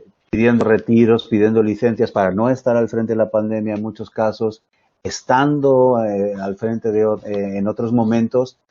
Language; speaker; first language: Spanish; native; Spanish